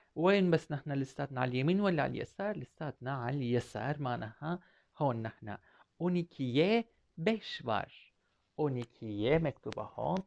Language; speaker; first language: Arabic; non-native, fluent; Turkish